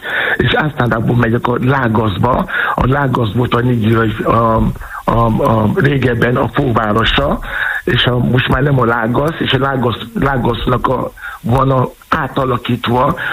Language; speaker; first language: Hungarian; non-native, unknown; Yoruba